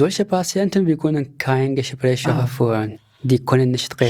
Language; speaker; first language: German; non-native, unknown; Arabic